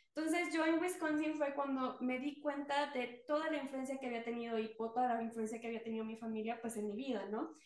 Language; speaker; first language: Spanish; native; Spanish